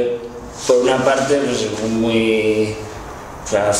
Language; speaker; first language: Spanish; non-native, local second language; Basque